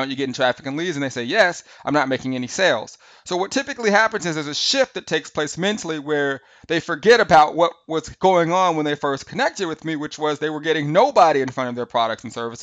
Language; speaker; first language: English; native; English